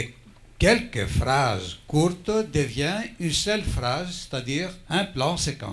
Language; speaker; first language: French; non-native, fluent; Greek